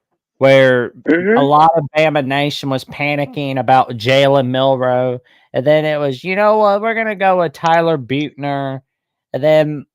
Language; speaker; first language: English; native; English